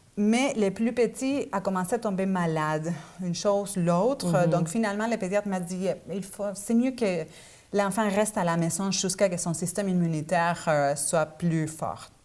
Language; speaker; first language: French; non-native, fluent; Spanish